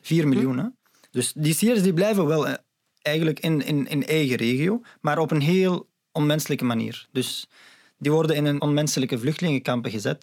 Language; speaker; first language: Dutch; non-native, fluent; Arabic